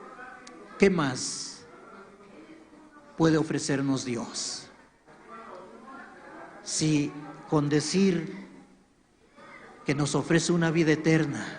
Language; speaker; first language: Spanish; native; Spanish